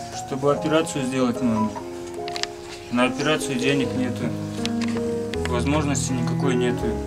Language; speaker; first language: Russian; non-native, local second language; Kyrgyz